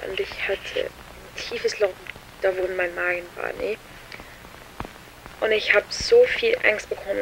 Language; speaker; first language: German; non-native, learner; English